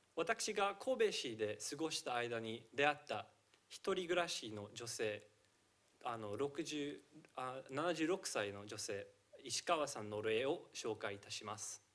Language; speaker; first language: Japanese; non-native, fluent; English